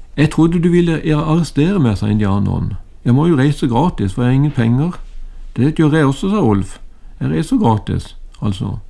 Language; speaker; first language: Norwegian; native; Norwegian